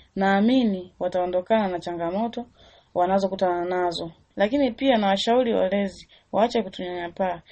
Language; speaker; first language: Swahili; native; Swahili